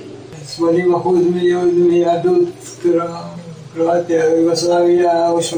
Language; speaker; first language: Hebrew; early bilingual, other home language; Croatian